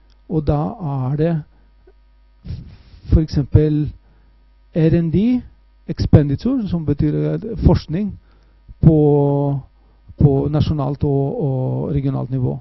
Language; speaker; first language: Norwegian; non-native, fluent; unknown